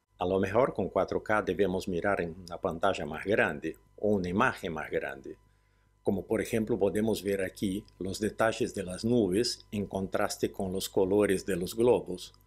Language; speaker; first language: Spanish; non-native, fluent; Portuguese